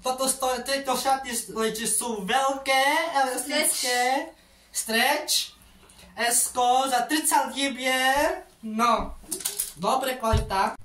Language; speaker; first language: Slovak; non-native, local second language; Romany